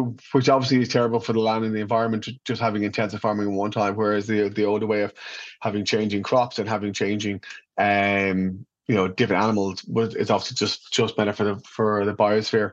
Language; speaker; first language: English; native; English